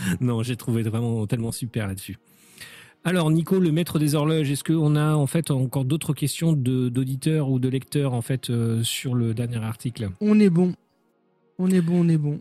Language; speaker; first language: French; native; French